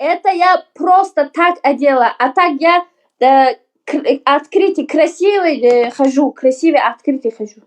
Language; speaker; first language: Russian; non-native, learner; Uzbek